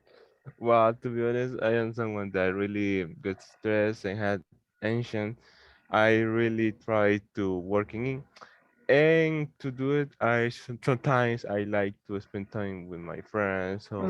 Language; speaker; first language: English; non-native, learner; Spanish